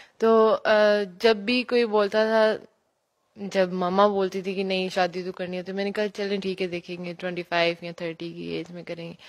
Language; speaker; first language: Urdu; native; Urdu